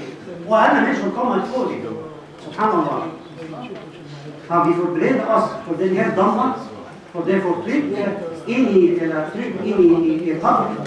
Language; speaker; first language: Swedish; non-native, fluent; Arabic